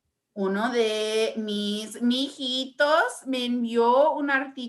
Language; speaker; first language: Spanish; early bilingual, heritage; English